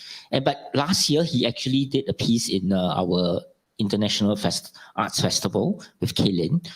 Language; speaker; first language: English; non-native, local second language; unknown